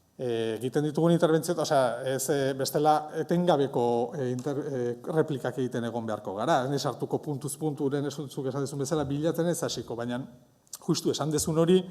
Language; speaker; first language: Basque; native; Basque